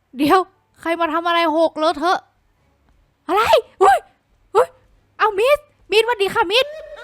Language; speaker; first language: Thai; native; Thai